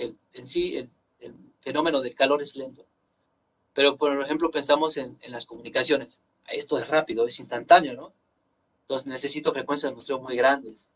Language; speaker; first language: Spanish; native; Spanish